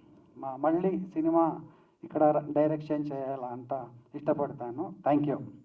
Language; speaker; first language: Telugu; non-native, learner; Kannada